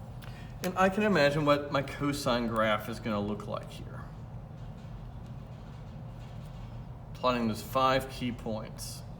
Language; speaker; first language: English; native; English